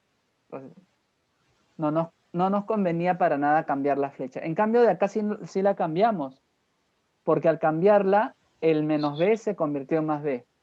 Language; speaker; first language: Spanish; native; Spanish